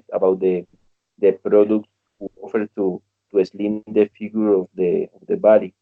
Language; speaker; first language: English; non-native, learner; Spanish